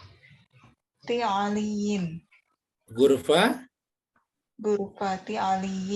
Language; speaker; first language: Arabic; non-native, learner; Indonesian